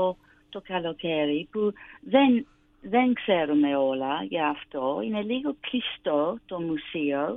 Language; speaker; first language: Greek; non-native, learner; English